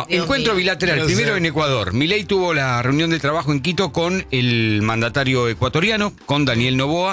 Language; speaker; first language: Spanish; native; Spanish